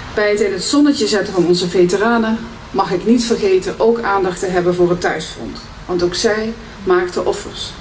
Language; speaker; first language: Dutch; native; Dutch